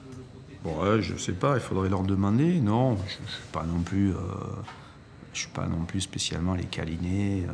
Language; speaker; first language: French; native; French